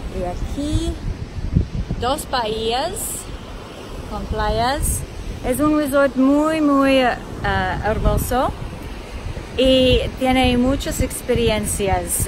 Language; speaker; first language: Spanish; non-native, fluent; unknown